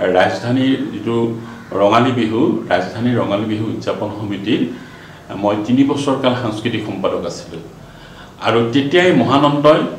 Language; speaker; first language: Assamese; native; Assamese